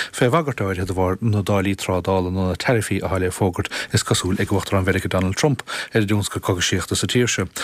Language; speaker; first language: Irish; native; Irish